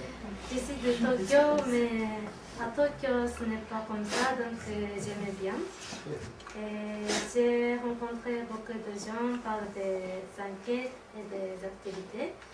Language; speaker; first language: French; non-native, learner; Japanese